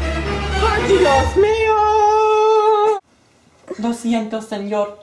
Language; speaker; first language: Spanish; non-native, learner; English